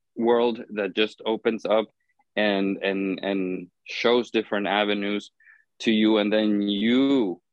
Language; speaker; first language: English; non-native, fluent; Spanish